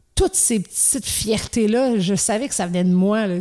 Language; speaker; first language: French; native; French